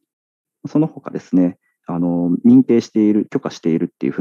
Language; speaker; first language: Japanese; native; Japanese